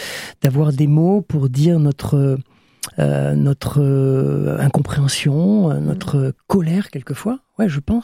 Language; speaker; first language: French; native; French